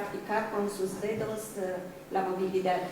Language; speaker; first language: Spanish; non-native, fluent; Romanian